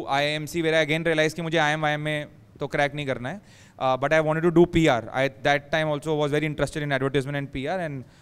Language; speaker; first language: Hindi; native; Hindi